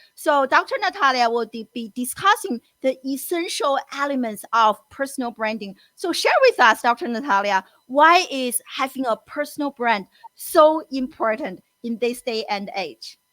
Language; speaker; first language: English; non-native, fluent; Chinese